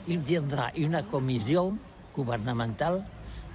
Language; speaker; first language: French; non-native, learner; Catalan